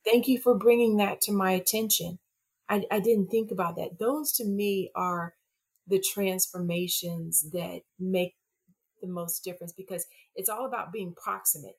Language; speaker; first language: English; native; English